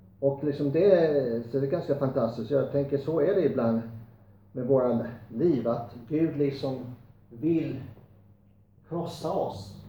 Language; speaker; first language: Swedish; non-native, fluent; English